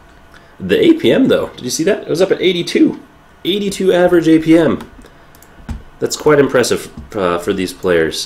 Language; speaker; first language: English; native; English